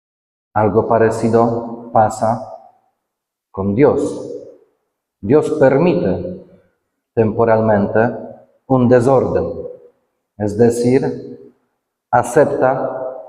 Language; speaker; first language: Spanish; non-native, fluent; Polish